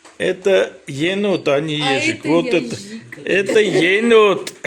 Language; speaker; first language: Russian; non-native, local second language; Armenian